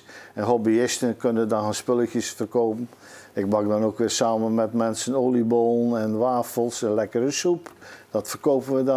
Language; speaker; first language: Dutch; native; Dutch